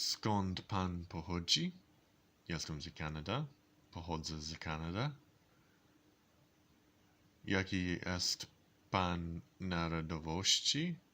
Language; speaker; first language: Polish; non-native, learner; English